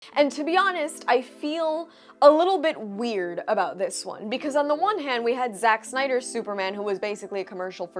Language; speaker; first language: English; native; English